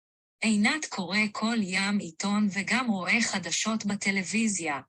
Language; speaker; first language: Hebrew; non-native, learner; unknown